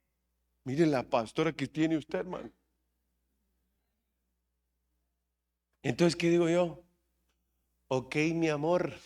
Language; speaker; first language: Spanish; native; Spanish